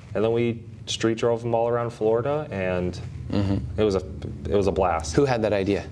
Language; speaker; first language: English; native; English